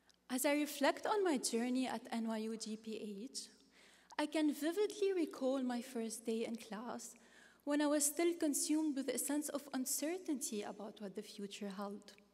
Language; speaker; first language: English; non-native, fluent; Arabic